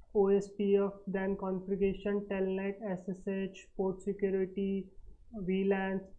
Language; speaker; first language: English; non-native, local second language; Marathi